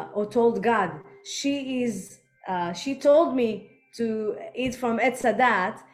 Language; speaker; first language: English; non-native, fluent; Hebrew